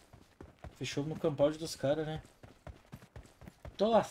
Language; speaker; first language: Portuguese; native; Portuguese